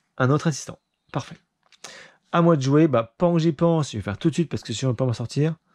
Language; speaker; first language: French; native; French